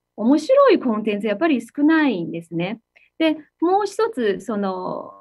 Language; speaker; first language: Japanese; non-native, fluent; Chinese